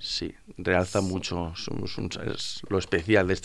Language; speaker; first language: Spanish; native; Spanish